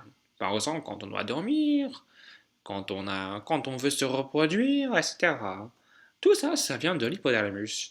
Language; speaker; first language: French; non-native, fluent; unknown